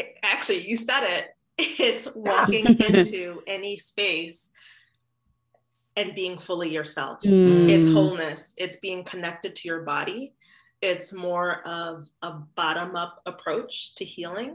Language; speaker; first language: English; native; English